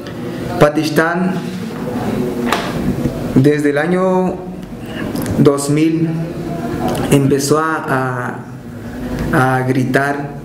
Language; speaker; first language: Spanish; non-native, local second language; Tzotzil